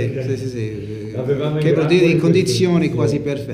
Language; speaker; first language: Italian; non-native, learner; English